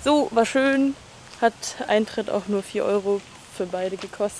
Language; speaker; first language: German; native; German